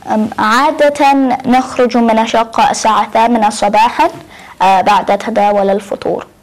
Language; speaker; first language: Arabic; non-native, learner; English